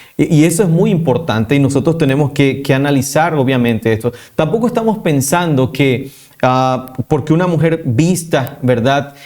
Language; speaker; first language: Spanish; native; Spanish